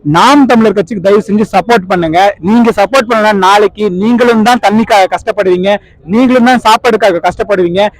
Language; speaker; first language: Tamil; non-native, local second language; Telugu